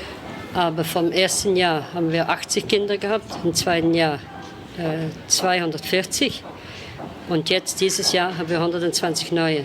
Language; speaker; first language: German; non-native, fluent; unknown